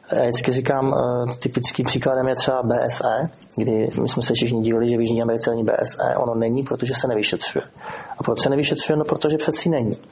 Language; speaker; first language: Czech; native; Czech